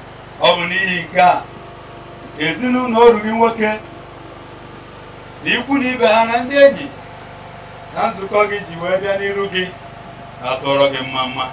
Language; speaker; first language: Igbo; native; Igbo